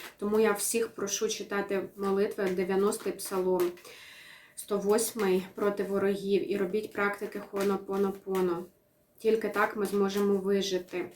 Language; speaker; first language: Ukrainian; non-native, local second language; Russian